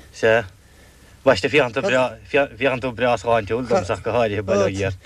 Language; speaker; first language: Irish; native; Irish